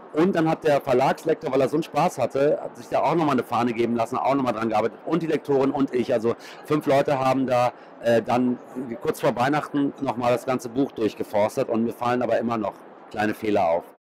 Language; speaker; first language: German; native; German